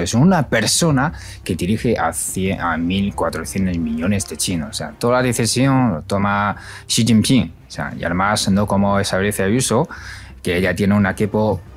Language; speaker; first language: Spanish; non-native, fluent; Chinese